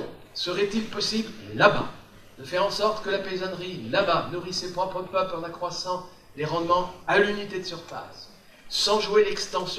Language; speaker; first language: French; native; French